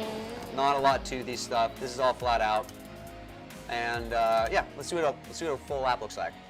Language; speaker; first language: English; native; English